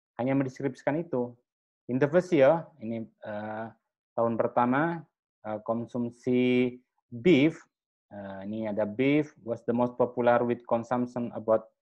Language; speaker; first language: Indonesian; non-native, local second language; Madurese